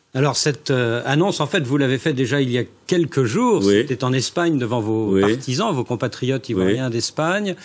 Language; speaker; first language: French; native; French